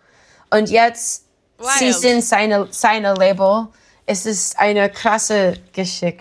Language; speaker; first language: German; non-native, learner; English